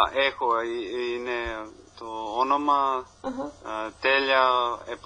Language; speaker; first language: Greek; non-native, learner; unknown